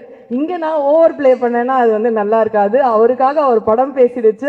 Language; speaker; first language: Tamil; native; Tamil